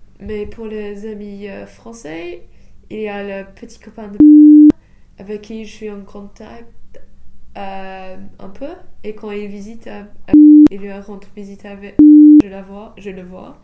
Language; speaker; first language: French; non-native, fluent; English